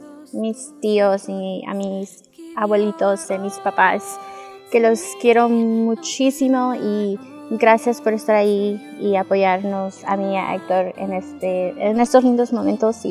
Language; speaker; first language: Spanish; early bilingual, other home language; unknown